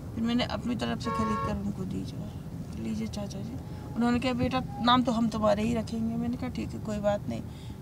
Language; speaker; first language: Hindi; native; Hindi